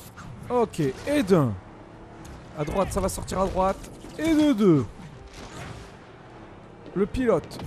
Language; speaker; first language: French; native; French